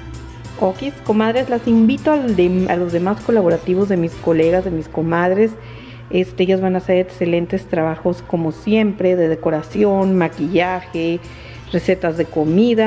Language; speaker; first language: Spanish; native; Spanish